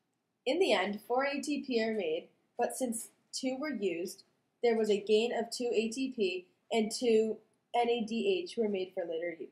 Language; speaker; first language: English; native; English